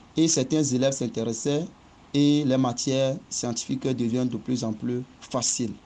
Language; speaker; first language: French; non-native, local second language; Ewe